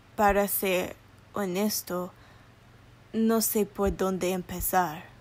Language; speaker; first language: Spanish; early bilingual, heritage; English